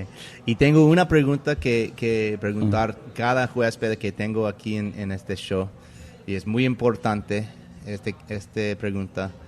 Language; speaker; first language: Spanish; non-native, learner; English